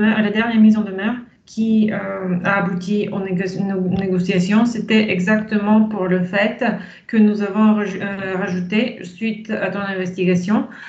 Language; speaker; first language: French; non-native, fluent; Bulgarian